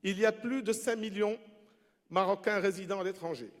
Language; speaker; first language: French; non-native, local second language; Arabic